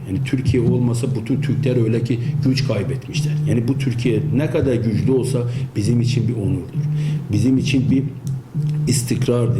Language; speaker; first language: Turkish; non-native, fluent; Azerbaijani